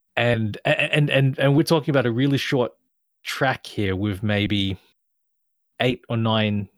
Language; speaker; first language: English; native; English